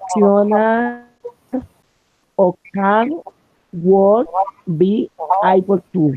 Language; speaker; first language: English; non-native, learner; Spanish